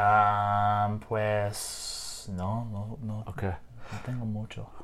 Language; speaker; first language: Spanish; non-native, learner; English